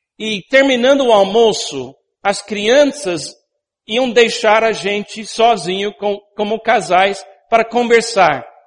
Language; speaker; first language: Portuguese; non-native, fluent; English